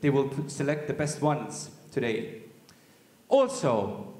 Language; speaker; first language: English; non-native, fluent; Estonian